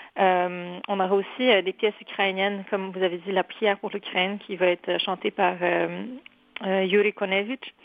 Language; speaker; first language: French; early bilingual, other home language; Polish